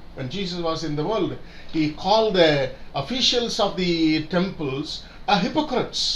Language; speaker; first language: English; non-native, local second language; Tamil